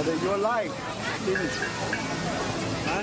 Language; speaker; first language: English; non-native, learner; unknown